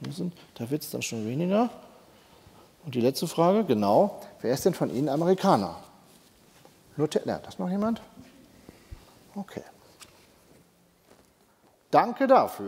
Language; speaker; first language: German; native; German